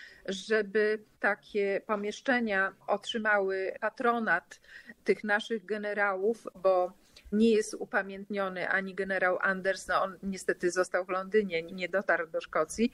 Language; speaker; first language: Polish; native; Polish